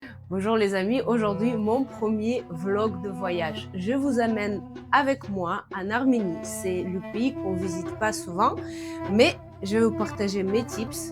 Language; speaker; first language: French; non-native, fluent; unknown